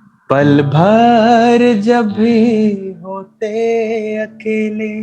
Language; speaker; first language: Hindi; native; Hindi